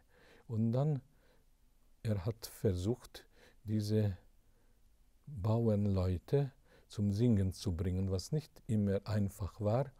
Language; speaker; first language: German; non-native, fluent; Hungarian